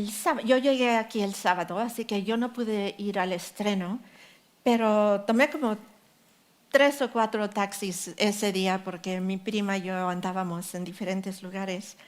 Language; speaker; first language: Spanish; early bilingual, heritage; Spanish